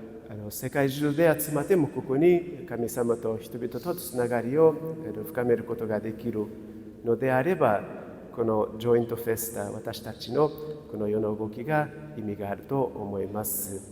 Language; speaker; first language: Japanese; non-native, fluent; Portuguese